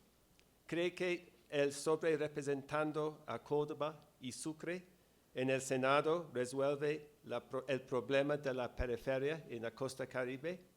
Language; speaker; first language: Spanish; non-native, fluent; English